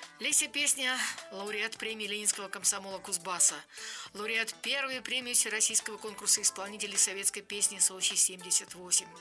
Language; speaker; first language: Russian; native; Russian